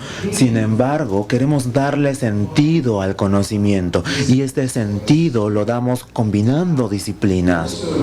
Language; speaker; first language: Spanish; non-native, fluent; Finnish